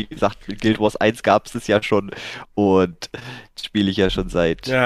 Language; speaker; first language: German; native; German